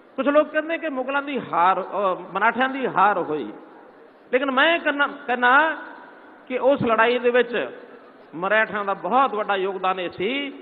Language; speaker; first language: Hindi; non-native, local second language; Punjabi